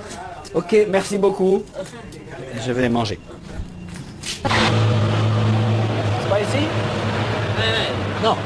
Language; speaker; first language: French; native; French